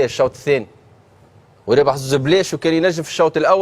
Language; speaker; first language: Arabic; native; Arabic